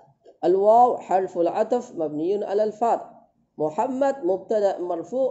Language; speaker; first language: Arabic; non-native, fluent; Indonesian